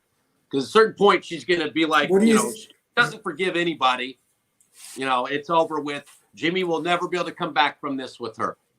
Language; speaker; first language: English; native; English